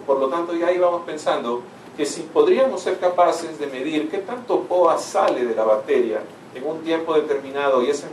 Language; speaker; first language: Spanish; native; Spanish